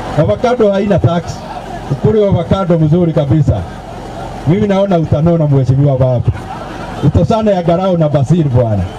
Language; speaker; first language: Swahili; non-native, local second language; Kikuyu